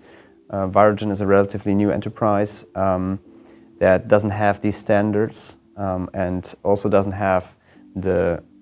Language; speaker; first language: English; non-native, fluent; German